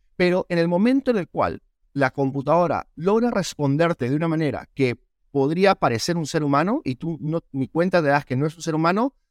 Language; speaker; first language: Spanish; native; Spanish